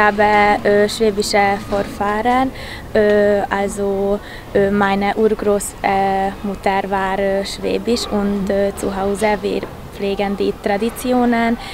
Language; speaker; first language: German; non-native, learner; Hungarian